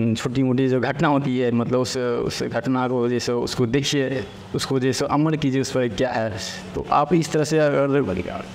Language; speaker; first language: Hindi; native; Hindi